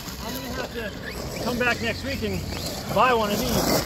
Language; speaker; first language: English; native; English